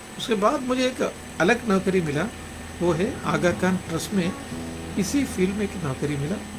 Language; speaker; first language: Hindi; non-native, local second language; Malayalam